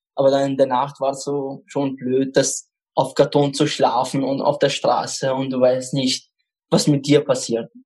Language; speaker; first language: German; non-native, fluent; Arabic